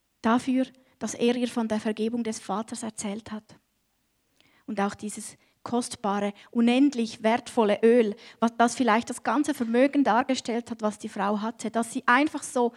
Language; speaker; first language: German; native; German